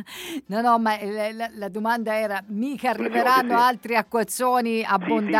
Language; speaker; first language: Italian; native; Italian